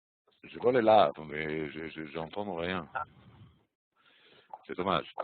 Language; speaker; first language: French; non-native, fluent; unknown